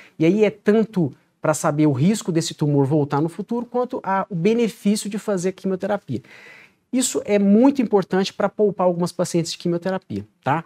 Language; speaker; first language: Portuguese; native; Portuguese